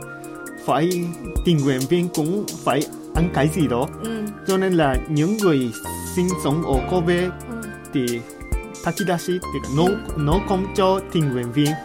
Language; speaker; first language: Vietnamese; non-native, learner; Japanese